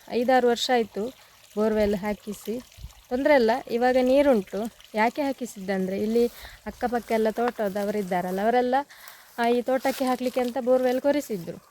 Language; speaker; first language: Kannada; non-native, local second language; Tulu